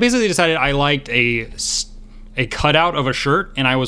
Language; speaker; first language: English; native; English